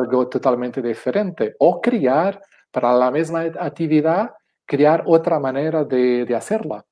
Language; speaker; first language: Spanish; non-native, fluent; Portuguese